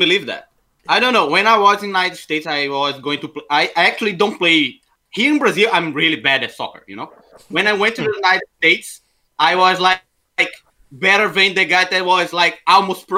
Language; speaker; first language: English; non-native, fluent; Portuguese